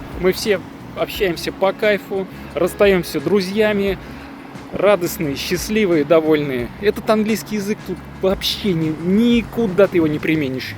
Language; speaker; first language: Russian; native; Russian